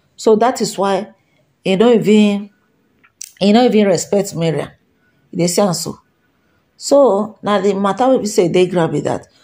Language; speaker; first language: Nigerian Pidgin; non-native, local second language; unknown